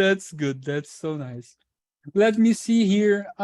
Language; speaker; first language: English; non-native, fluent; Portuguese